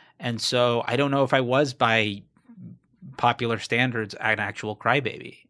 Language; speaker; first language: English; native; English